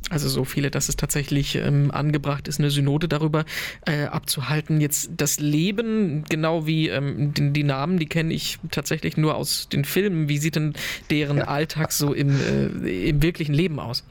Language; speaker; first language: German; native; German